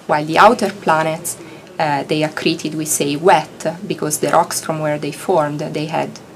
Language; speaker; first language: English; non-native, fluent; Italian